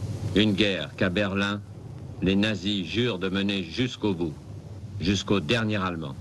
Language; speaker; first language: French; native; French